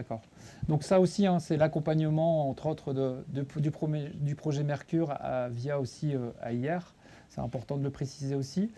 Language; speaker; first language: French; native; French